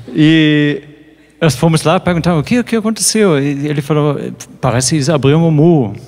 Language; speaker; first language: Portuguese; non-native, fluent; German